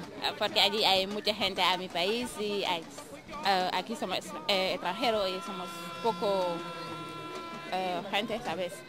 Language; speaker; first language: Spanish; non-native, learner; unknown